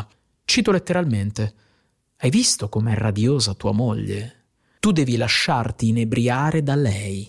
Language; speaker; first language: Italian; native; Italian